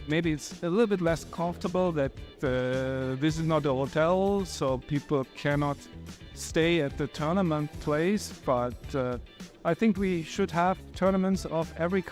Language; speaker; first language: English; non-native, fluent; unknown